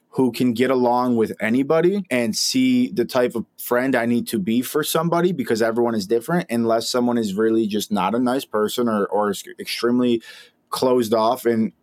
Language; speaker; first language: English; native; English